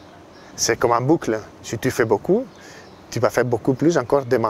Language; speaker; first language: French; non-native, fluent; Catalan